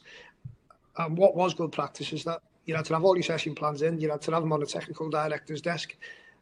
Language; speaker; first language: English; native; English